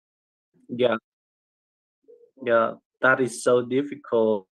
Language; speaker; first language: English; non-native, learner; Vietnamese